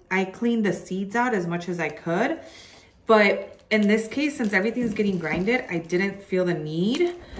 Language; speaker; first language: English; early bilingual, other home language; Spanish